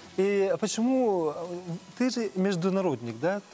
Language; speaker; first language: Russian; non-native, local second language; Yakut